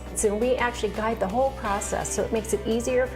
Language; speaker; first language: English; native; English